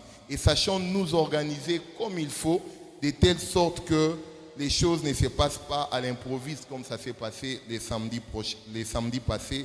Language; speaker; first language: French; non-native, local second language; Lingala